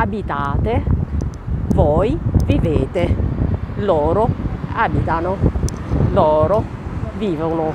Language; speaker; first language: Italian; non-native, learner; Arabic